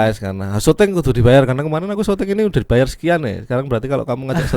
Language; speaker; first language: Indonesian; native; Indonesian